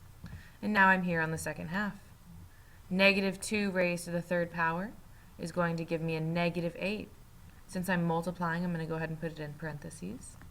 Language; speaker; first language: English; native; English